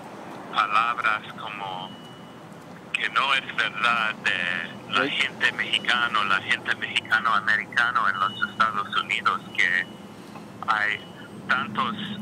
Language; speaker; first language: Spanish; non-native, learner; English